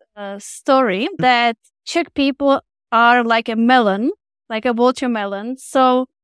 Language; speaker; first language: English; non-native, fluent; Czech